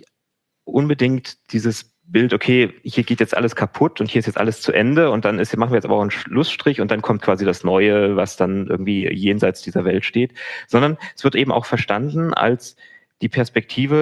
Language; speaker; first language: German; native; German